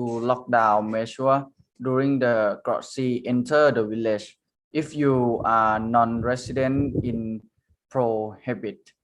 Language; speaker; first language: English; non-native, learner; Thai